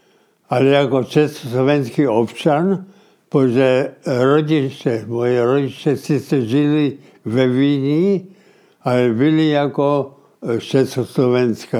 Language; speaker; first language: Czech; early bilingual, heritage; Czech